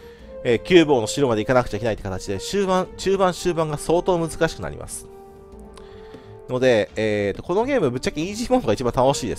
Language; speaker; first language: Japanese; native; Japanese